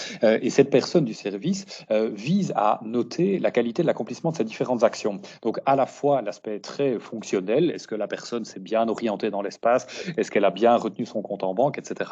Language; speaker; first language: French; native; French